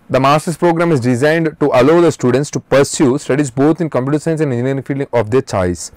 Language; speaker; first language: English; non-native, local second language; Telugu